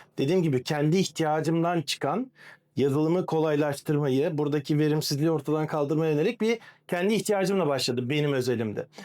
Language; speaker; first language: Turkish; native; Turkish